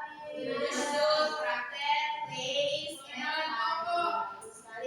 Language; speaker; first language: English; non-native, learner; Indonesian